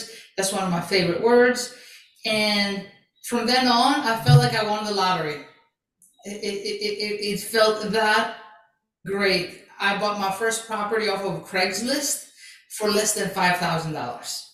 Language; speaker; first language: English; early bilingual, other home language; Greek